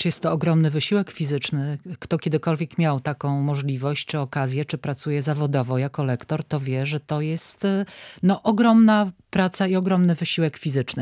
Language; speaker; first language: Polish; native; Polish